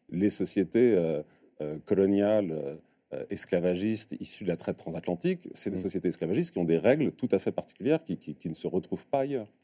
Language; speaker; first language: French; native; French